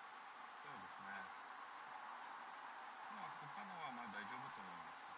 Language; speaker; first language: Japanese; non-native, learner; Russian